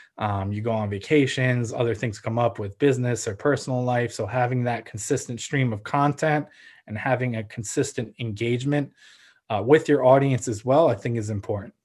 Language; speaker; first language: English; early bilingual, other home language; Ukrainian